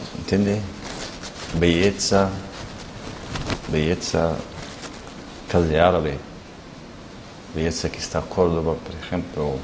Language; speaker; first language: Spanish; non-native, learner; Arabic